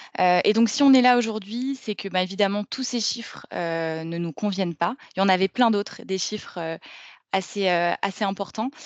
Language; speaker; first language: French; native; French